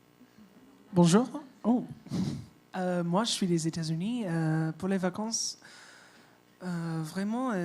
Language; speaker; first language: French; non-native, fluent; English